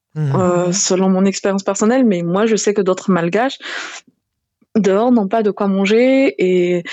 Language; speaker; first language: French; non-native, local second language; Malagasy